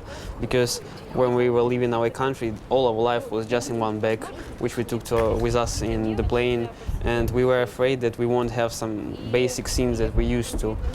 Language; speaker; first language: English; non-native, fluent; Ukrainian